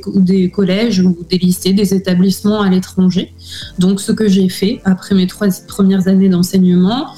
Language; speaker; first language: French; native; French